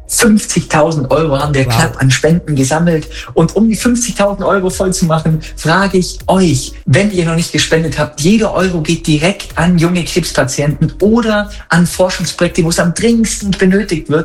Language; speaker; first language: German; native; German